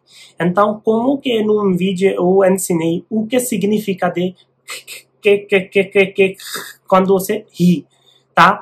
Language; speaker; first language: Portuguese; non-native, learner; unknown